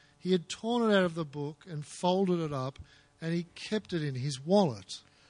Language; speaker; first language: English; native; English